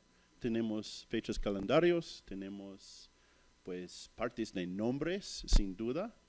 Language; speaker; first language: Spanish; non-native, fluent; English